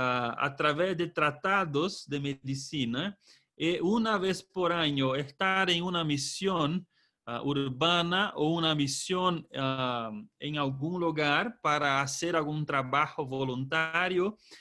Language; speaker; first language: Spanish; non-native, fluent; Portuguese